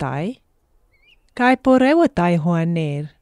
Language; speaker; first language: Greek; non-native, learner; English